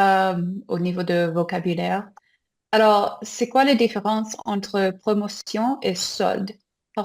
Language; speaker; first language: French; non-native, learner; English